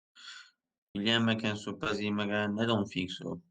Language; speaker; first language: English; non-native, learner; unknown